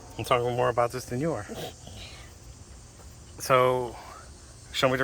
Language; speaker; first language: English; native; English